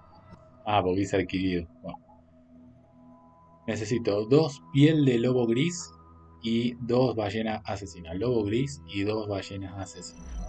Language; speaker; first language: Spanish; native; Spanish